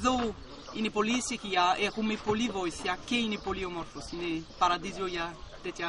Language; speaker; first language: Greek; non-native, fluent; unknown